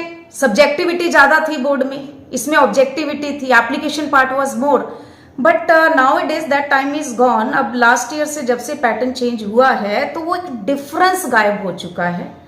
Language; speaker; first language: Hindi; native; Hindi